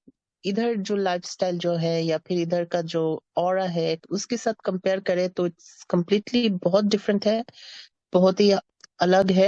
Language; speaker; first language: Hindi; non-native, fluent; Bangla